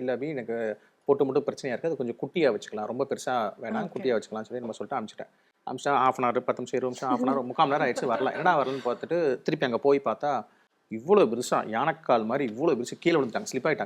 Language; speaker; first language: Tamil; native; Tamil